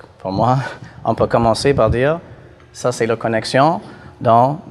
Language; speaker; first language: French; non-native, fluent; English